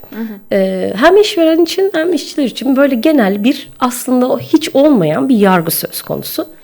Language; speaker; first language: Turkish; native; Turkish